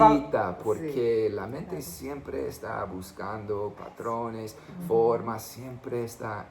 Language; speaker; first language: Spanish; non-native, fluent; English